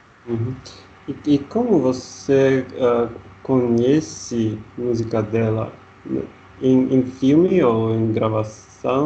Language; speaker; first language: Portuguese; non-native, learner; Russian